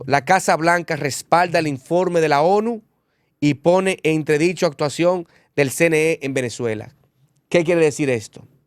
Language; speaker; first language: Spanish; native; Spanish